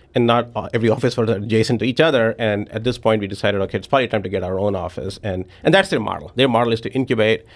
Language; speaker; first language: English; non-native, local second language; Hindi